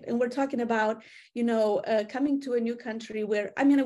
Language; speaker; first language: English; non-native, fluent; Romanian